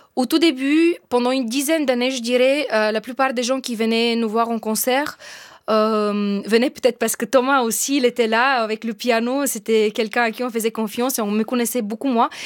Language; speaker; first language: French; non-native, fluent; Bulgarian